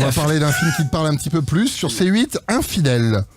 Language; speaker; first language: French; native; French